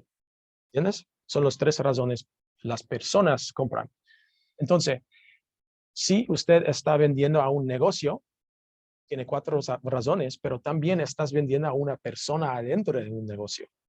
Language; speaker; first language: Spanish; non-native, learner; English